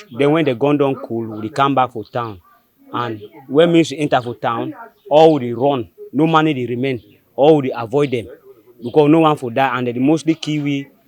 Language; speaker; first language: Nigerian Pidgin; native; Nigerian Pidgin